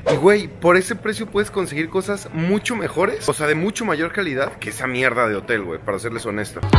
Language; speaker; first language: Spanish; native; Spanish